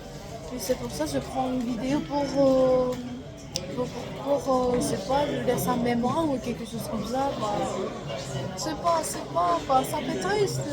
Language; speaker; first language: French; non-native, learner; Korean